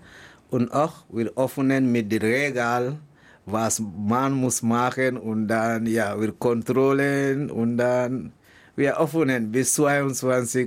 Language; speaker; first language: German; non-native, learner; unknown